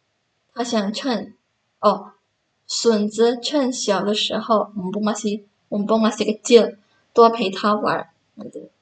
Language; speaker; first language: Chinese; non-native, fluent; Indonesian